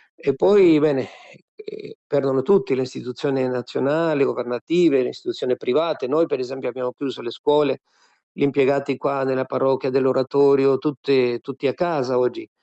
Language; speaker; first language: Italian; non-native, fluent; Spanish